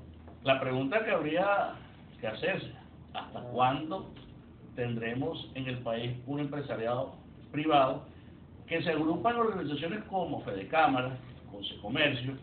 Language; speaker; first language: Spanish; native; Spanish